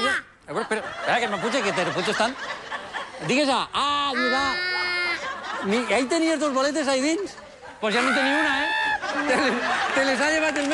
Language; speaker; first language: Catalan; native; Catalan